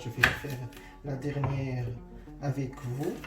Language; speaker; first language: French; non-native, fluent; Arabic